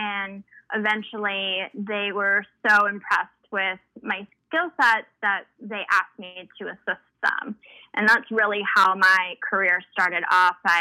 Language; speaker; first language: English; early bilingual, other home language; Spanish